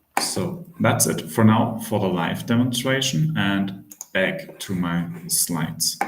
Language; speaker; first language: English; non-native, fluent; German